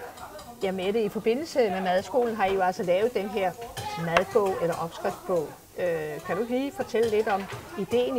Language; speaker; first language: Danish; native; Danish